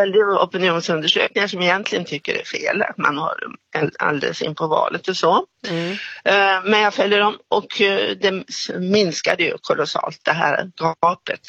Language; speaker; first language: Swedish; native; Swedish